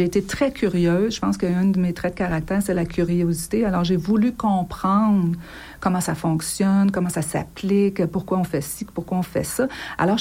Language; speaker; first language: French; native; French